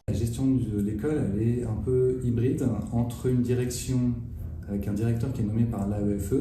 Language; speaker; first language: French; native; French